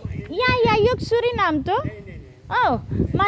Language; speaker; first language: Dutch; non-native, learner; Hindi